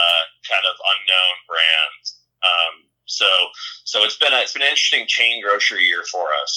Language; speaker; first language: English; native; English